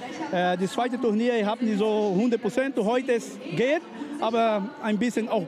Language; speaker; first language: German; non-native, learner; Portuguese